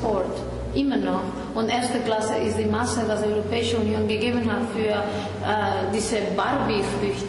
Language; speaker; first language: German; non-native, fluent; Spanish